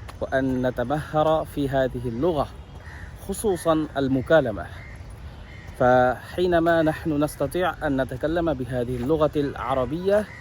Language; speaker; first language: Arabic; non-native, fluent; Bangla